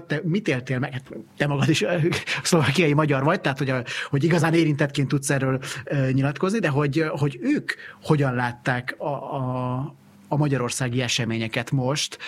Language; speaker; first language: Hungarian; native; Hungarian